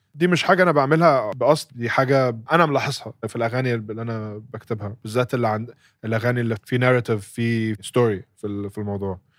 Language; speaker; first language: Arabic; early bilingual, heritage; Arabic